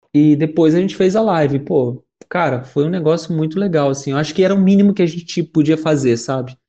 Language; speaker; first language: Portuguese; native; Portuguese